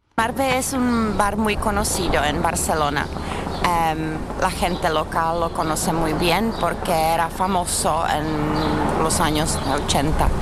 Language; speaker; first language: Spanish; non-native, fluent; Czech